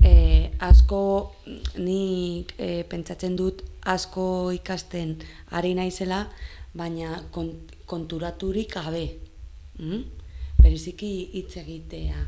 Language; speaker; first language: Basque; non-native, local second language; Spanish